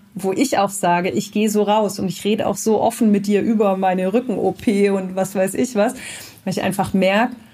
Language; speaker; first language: German; native; German